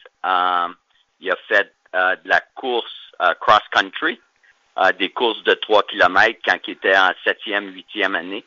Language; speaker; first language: French; native; French